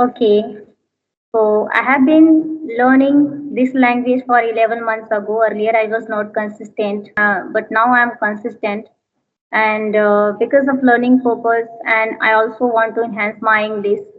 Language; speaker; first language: English; non-native, learner; Hindi